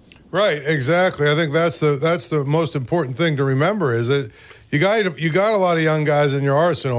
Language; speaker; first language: English; native; English